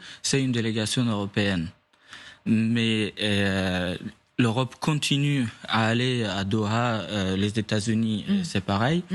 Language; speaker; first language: French; non-native, fluent; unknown